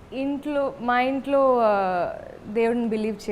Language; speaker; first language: Telugu; non-native, fluent; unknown